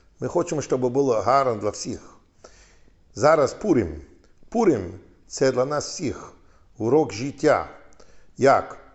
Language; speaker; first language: Ukrainian; non-native, learner; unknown